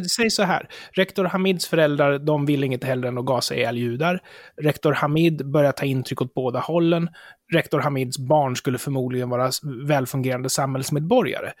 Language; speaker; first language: Swedish; native; Swedish